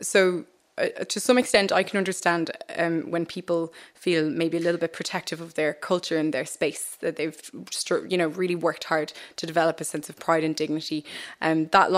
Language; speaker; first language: English; native; English